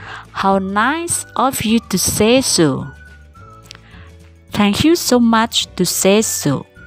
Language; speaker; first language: English; non-native, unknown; Indonesian